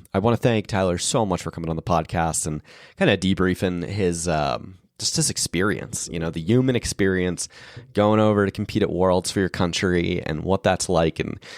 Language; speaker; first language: English; native; English